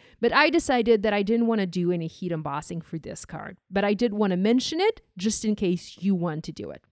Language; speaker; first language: English; non-native, fluent; Ukrainian